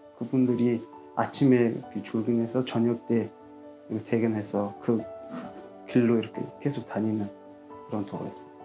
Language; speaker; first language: Korean; non-native, fluent; Mongolian